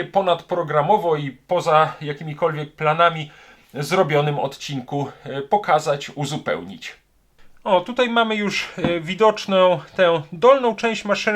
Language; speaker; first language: Polish; native; Polish